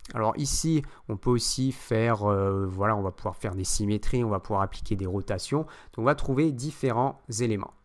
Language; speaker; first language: French; native; French